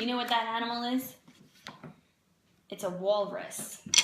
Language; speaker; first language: English; native; English